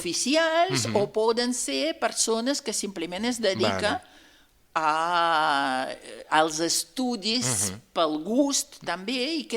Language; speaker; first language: Catalan; non-native, fluent; Russian